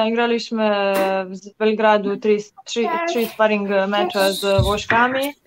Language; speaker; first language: Polish; non-native, learner; Serbian